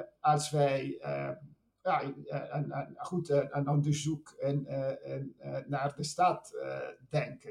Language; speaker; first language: Dutch; non-native, fluent; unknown